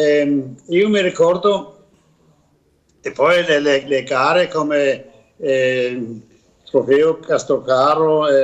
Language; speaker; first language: Italian; non-native, learner; Danish